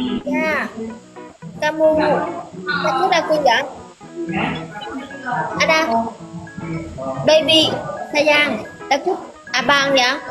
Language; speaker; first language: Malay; non-native, learner; Vietnamese